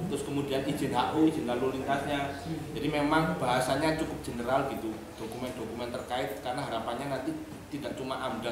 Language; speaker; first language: Indonesian; native; Indonesian